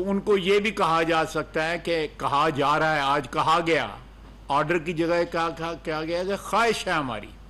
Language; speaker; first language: Urdu; non-native, local second language; Punjabi